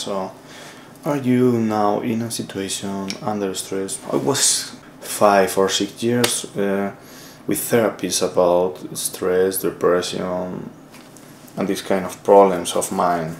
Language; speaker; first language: English; non-native, learner; Spanish